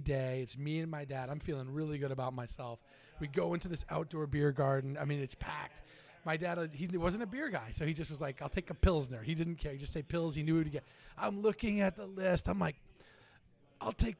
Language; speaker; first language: English; native; English